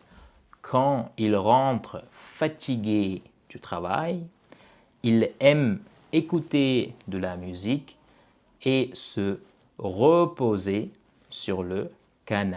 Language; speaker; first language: French; non-native, fluent; Tamil